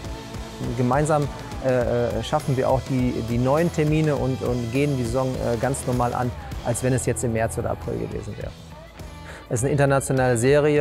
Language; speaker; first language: German; native; German